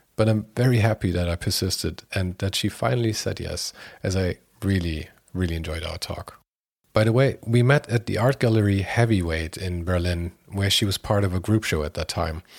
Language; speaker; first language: English; non-native, fluent; German